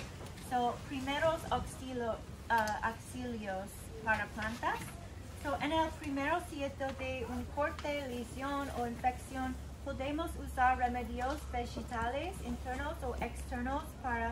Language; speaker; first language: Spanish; non-native, learner; English